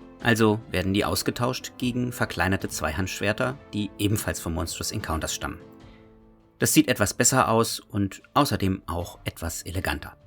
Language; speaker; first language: German; native; German